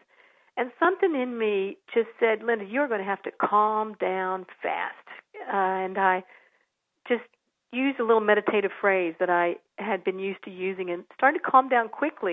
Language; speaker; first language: English; native; English